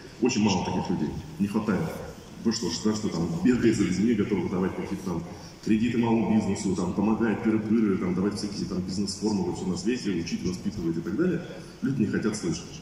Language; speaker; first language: Russian; native; Russian